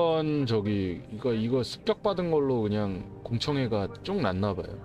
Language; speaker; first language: Korean; native; Korean